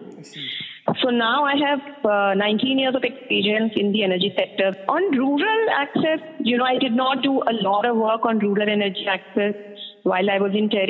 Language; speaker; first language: English; non-native, local second language; Hindi